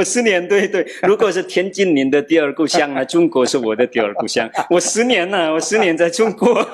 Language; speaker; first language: Chinese; non-native, fluent; Madurese